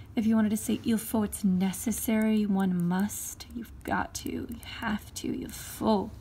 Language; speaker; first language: English; native; English